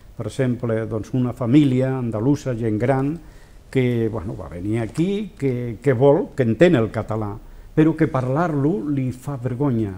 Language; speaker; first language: Catalan; non-native, local second language; Spanish